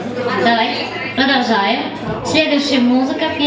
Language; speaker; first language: Russian; non-native, local second language; Uzbek